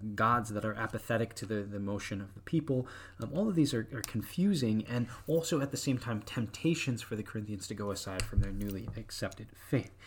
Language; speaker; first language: English; native; English